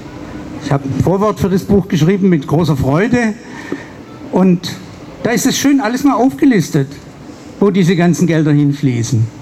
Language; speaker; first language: German; native; German